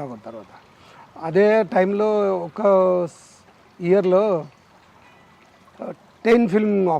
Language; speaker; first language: Telugu; non-native, learner; Marathi